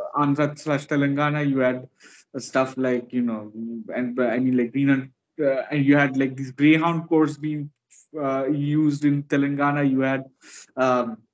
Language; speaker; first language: English; non-native, local second language; Bangla